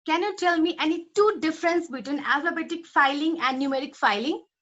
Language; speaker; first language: English; non-native, local second language; Nepali